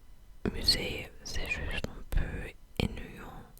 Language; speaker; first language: French; non-native, fluent; English